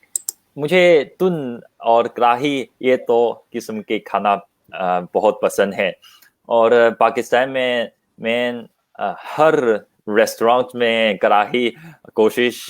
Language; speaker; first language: Hindi; non-native, learner; Chinese